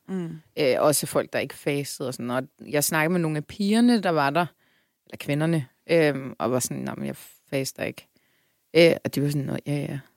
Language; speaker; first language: Danish; early bilingual, other home language; Turkish